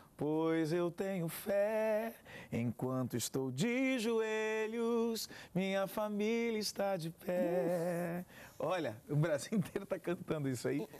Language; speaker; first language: Portuguese; native; Portuguese